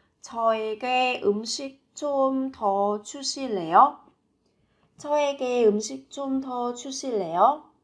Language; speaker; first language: Korean; non-native, fluent; Vietnamese